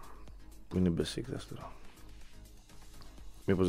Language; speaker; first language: Greek; native; Greek